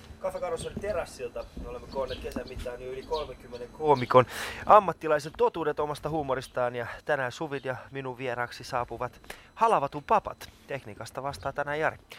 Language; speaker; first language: Finnish; native; Finnish